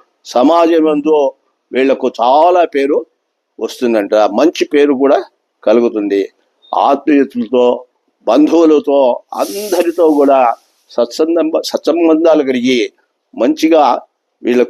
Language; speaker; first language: Telugu; native; Telugu